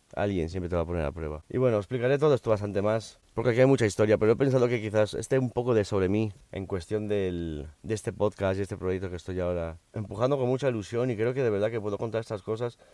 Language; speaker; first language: Spanish; early bilingual, heritage; Spanish